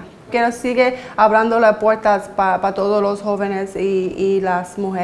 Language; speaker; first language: Spanish; early bilingual, heritage; Spanish